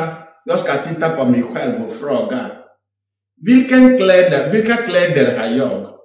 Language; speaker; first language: Swedish; non-native, fluent; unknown